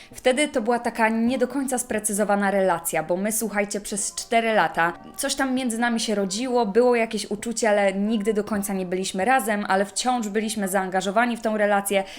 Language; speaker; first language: Polish; native; Polish